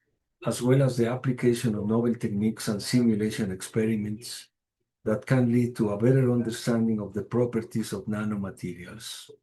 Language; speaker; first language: English; non-native, fluent; Spanish